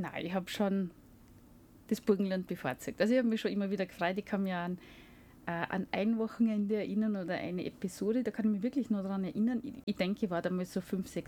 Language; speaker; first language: German; native; German